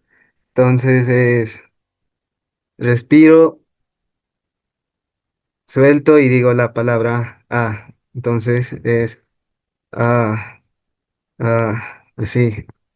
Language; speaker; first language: Spanish; non-native, local second language; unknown